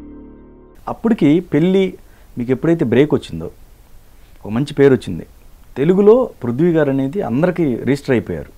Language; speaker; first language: Telugu; native; Telugu